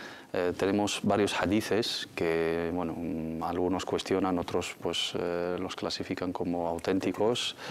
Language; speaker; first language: Spanish; native; Spanish